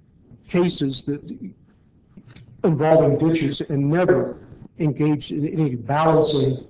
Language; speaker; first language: English; native; English